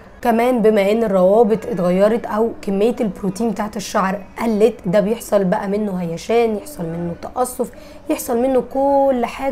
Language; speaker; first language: Arabic; native; Arabic